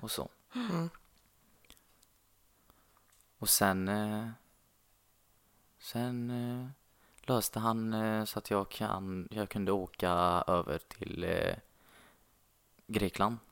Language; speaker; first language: Swedish; non-native, fluent; Arabic